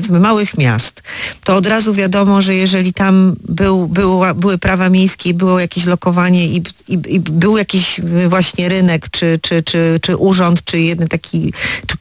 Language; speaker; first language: Polish; native; Polish